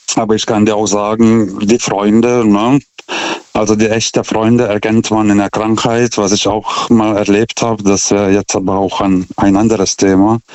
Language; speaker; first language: German; non-native, fluent; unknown